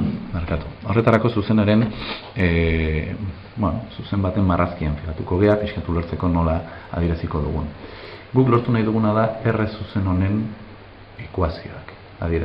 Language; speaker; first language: Basque; native; Basque